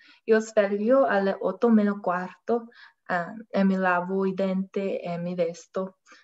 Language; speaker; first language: Italian; non-native, learner; English